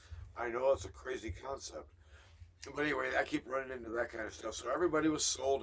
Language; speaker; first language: English; native; English